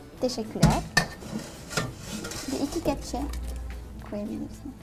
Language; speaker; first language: Turkish; non-native, learner; Arabic